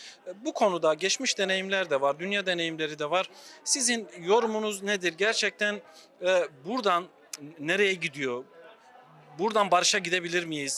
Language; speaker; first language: Turkish; native; Turkish